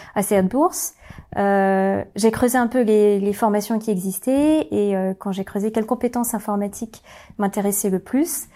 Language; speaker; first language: French; native; French